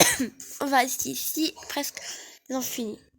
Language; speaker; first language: French; non-native, learner; Arabic